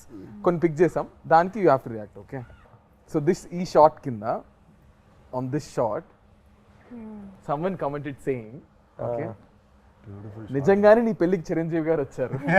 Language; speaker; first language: Telugu; native; Telugu